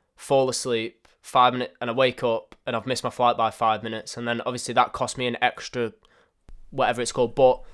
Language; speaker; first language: English; native; English